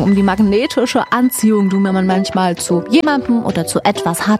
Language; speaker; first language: German; native; German